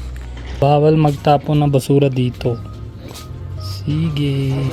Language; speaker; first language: Filipino; non-native, learner; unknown